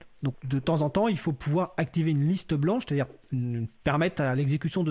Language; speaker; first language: French; native; French